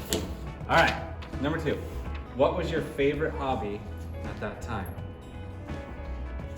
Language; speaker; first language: English; native; English